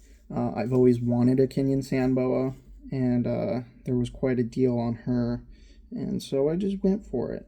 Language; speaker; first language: English; native; English